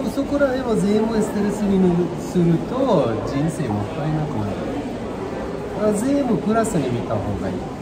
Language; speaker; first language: Japanese; non-native, fluent; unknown